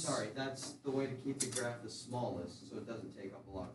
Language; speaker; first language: English; native; English